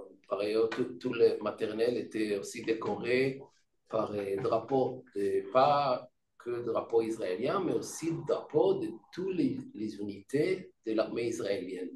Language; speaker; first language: French; non-native, fluent; Hebrew